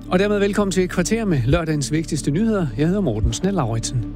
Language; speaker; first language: Danish; native; Danish